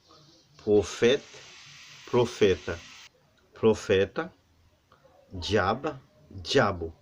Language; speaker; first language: Portuguese; non-native, learner; Haitian Creole